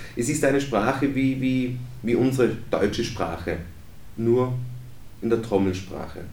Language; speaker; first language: German; native; German